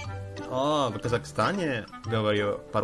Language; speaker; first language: Russian; non-native, learner; Indonesian